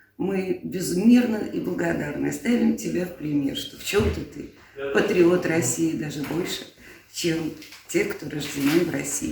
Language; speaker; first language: Russian; native; Russian